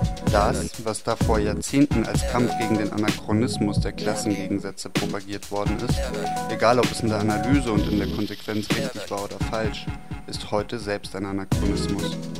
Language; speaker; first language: German; native; German